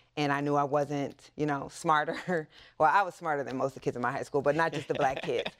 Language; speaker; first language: English; native; English